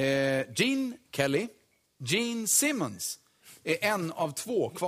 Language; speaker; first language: Swedish; native; Swedish